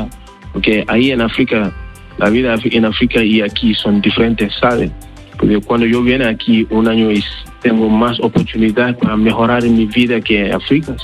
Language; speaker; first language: Spanish; non-native, learner; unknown